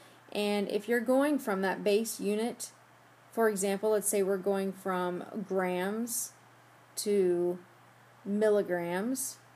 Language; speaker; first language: English; native; English